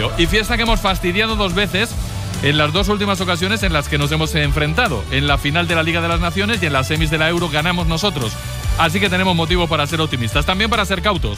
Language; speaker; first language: Spanish; native; Spanish